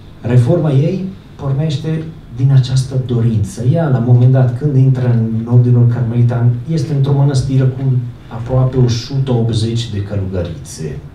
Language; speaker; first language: Romanian; non-native, fluent; Italian